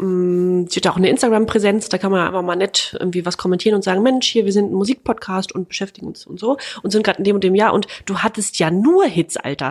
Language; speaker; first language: German; native; German